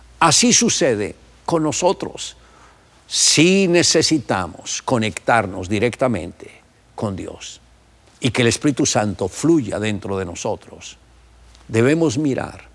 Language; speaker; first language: Spanish; native; Spanish